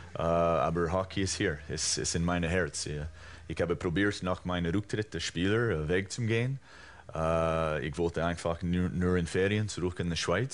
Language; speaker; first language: German; non-native, fluent; English